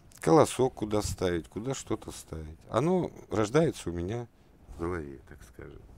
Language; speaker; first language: Russian; native; Russian